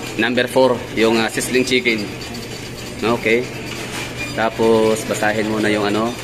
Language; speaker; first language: Filipino; non-native, local second language; Cebuano